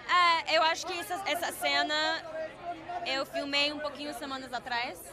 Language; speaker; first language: Portuguese; early bilingual, heritage; English